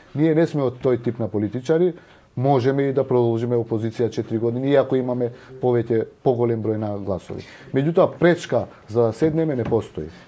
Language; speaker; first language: Macedonian; non-native, local second language; Albanian